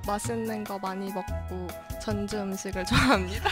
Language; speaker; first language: Korean; native; Korean